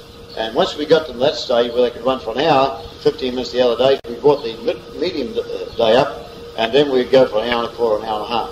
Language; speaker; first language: English; native; English